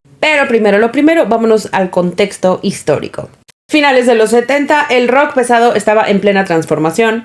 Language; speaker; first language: Spanish; native; Spanish